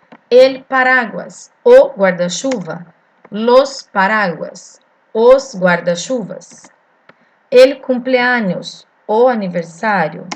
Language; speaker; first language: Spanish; non-native, fluent; Portuguese